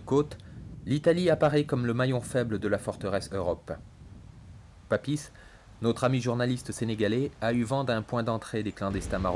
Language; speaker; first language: French; native; French